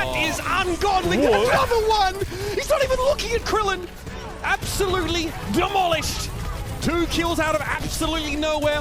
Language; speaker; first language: English; native; English